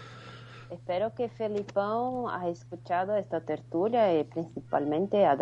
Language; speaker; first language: Spanish; non-native, fluent; Portuguese